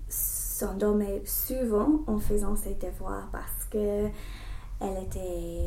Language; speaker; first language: French; non-native, learner; English